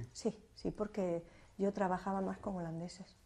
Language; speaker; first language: Spanish; native; Spanish